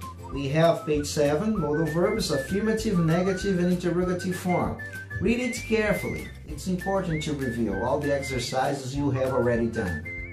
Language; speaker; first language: English; non-native, fluent; Portuguese